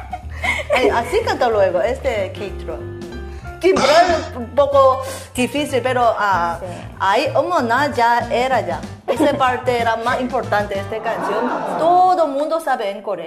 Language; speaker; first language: Spanish; non-native, learner; Korean